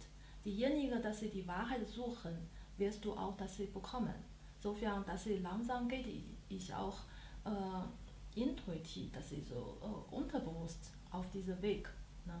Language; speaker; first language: German; non-native, learner; Chinese